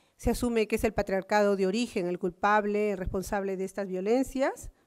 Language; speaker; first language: Spanish; native; Spanish